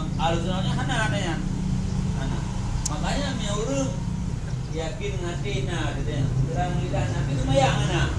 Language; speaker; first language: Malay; non-native, local second language; Achinese